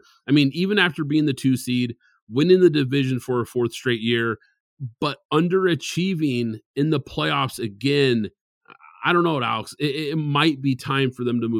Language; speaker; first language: English; native; English